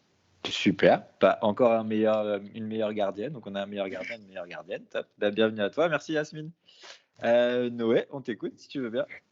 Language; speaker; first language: French; native; French